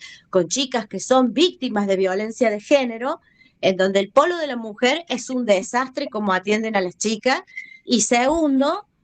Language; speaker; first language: Spanish; native; Spanish